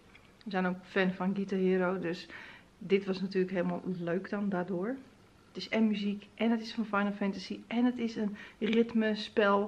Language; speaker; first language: Dutch; native; Dutch